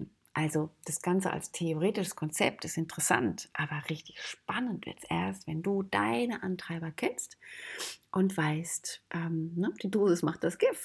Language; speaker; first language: German; native; German